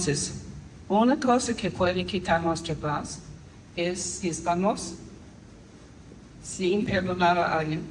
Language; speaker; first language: Spanish; non-native, fluent; English